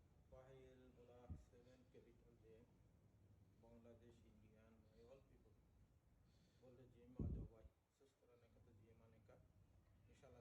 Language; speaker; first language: Hindi; non-native, local second language; Bangla